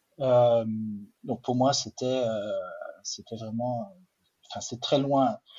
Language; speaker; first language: French; non-native, local second language; Dutch